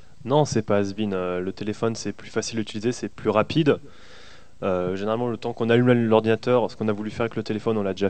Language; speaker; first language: French; native; French